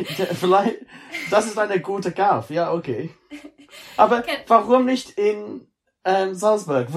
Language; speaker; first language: German; non-native, learner; English